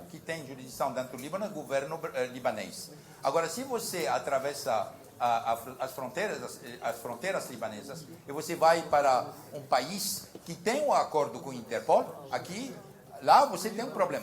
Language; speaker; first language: Portuguese; early bilingual, heritage; Portuguese